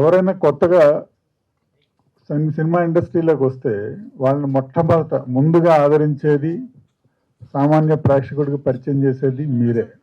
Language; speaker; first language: Telugu; native; Telugu